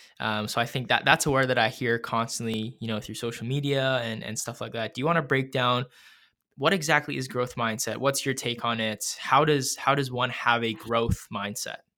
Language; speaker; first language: English; native; English